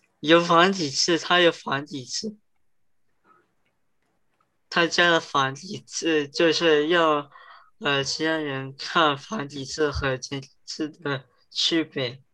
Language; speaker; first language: Chinese; early bilingual, heritage; Chinese